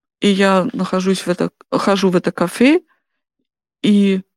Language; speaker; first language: Russian; non-native, fluent; German